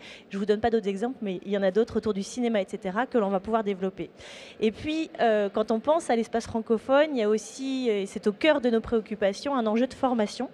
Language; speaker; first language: French; native; French